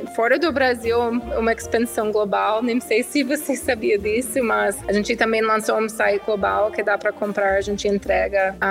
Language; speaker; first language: Portuguese; non-native, fluent; English